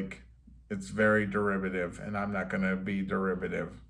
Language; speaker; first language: English; native; English